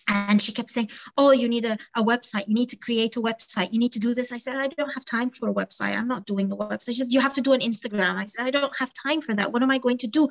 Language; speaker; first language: English; non-native, fluent; Arabic